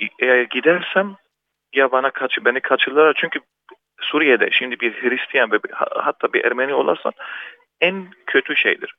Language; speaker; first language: Turkish; early bilingual, heritage; Turkish